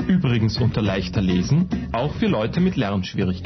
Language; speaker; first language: German; native; German